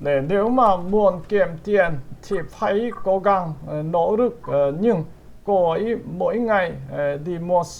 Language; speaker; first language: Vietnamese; non-native, learner; Korean